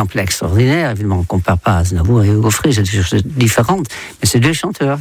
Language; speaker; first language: French; non-native, fluent; Dutch